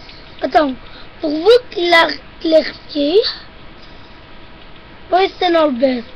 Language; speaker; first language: French; non-native, local second language; English